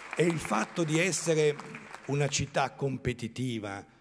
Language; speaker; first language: Italian; native; Italian